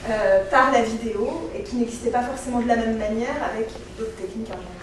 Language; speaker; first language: French; native; French